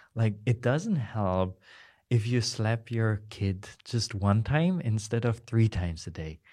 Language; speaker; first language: English; non-native, fluent; German